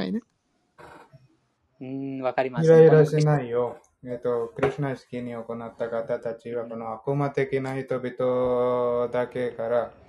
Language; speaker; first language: Japanese; non-native, fluent; Hindi